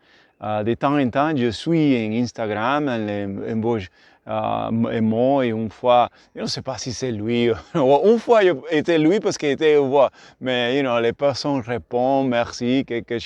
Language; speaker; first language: French; non-native, learner; Spanish